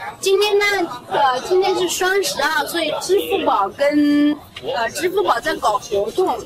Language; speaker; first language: Chinese; native; Chinese